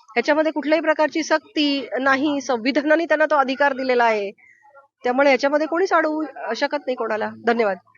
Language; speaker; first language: Marathi; native; Marathi